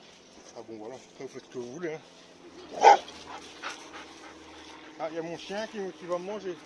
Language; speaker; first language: French; native; French